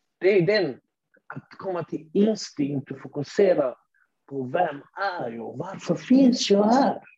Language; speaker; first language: Swedish; early bilingual, other home language; Arabic